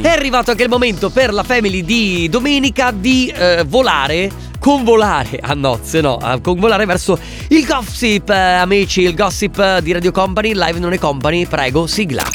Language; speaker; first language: Italian; native; Italian